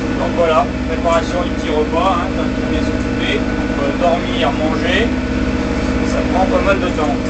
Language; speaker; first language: French; native; French